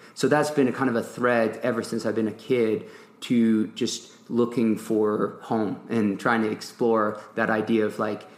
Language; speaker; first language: English; early bilingual, other home language; French